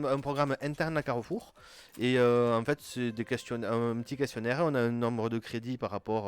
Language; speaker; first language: French; native; French